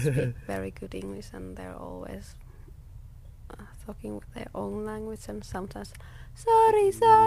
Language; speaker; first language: English; non-native, fluent; Greek